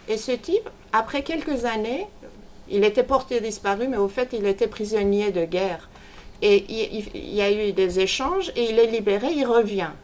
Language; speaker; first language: French; non-native, fluent; Persian